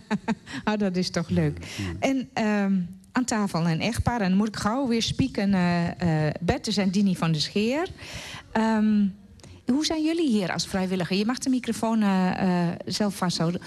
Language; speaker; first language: Dutch; native; Dutch